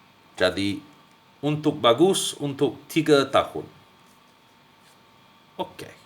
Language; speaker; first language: Indonesian; non-native, learner; English